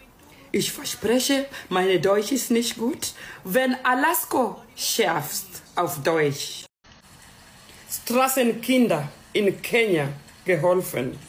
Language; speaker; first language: German; non-native, learner; Swahili